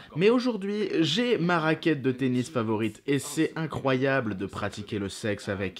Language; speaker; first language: French; native; French